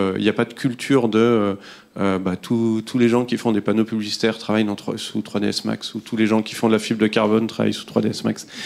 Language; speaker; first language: French; native; French